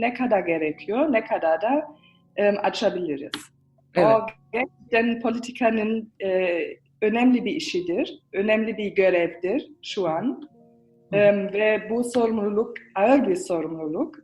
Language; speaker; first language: Turkish; early bilingual, heritage; Turkish